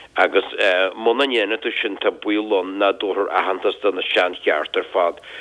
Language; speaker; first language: Irish; native; Irish